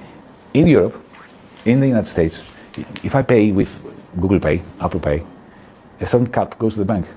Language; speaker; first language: English; non-native, fluent; Greek